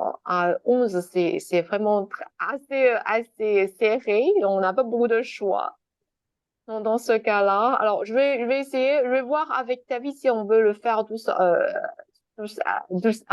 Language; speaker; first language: French; non-native, fluent; Chinese